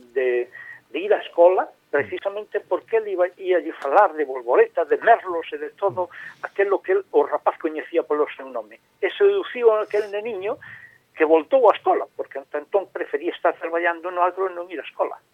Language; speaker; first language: Galician; native; Galician